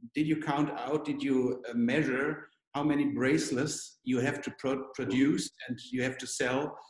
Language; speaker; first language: English; non-native, fluent; Italian